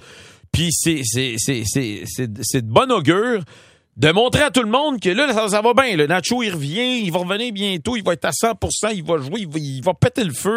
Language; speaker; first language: French; native; French